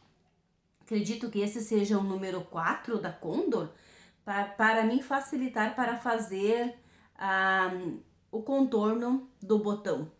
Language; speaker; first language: Portuguese; native; Portuguese